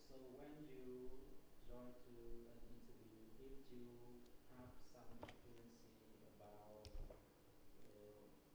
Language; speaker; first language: English; non-native, learner; Vietnamese